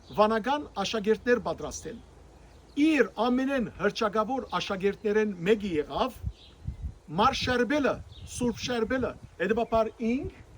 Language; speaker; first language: Armenian; native; Armenian